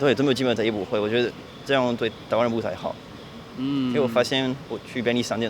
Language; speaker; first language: Chinese; non-native, learner; French